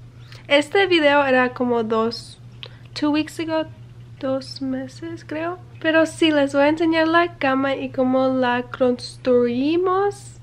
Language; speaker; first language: Spanish; early bilingual, heritage; English